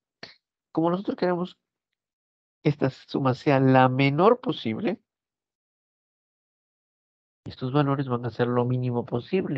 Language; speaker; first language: Spanish; native; Spanish